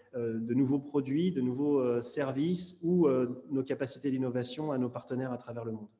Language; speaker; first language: French; native; French